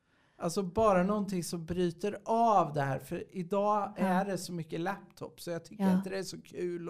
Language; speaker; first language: Swedish; native; Swedish